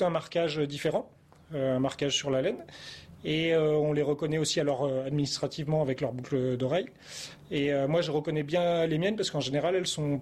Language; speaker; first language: French; native; French